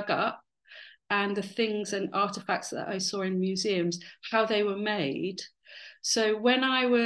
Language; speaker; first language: English; native; English